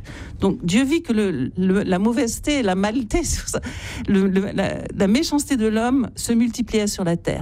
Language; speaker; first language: French; native; French